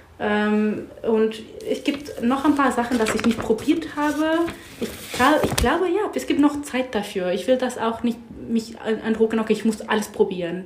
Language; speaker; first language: German; non-native, learner; English